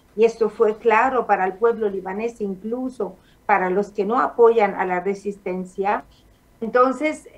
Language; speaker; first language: Spanish; non-native, fluent; Arabic